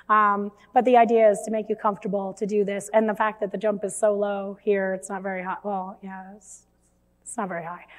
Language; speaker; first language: English; native; English